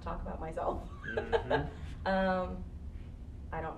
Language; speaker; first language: English; native; English